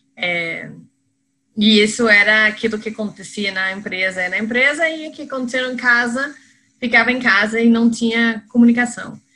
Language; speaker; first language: Portuguese; non-native, fluent; English